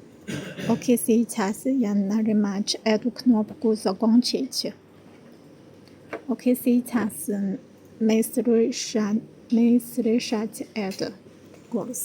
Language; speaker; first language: Russian; non-native, learner; Chinese